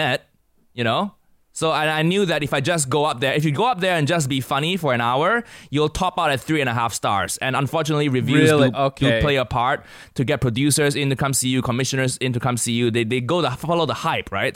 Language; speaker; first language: English; non-native, local second language; Cantonese